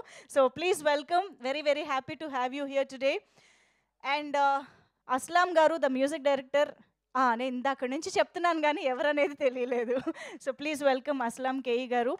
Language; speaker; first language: Telugu; native; Telugu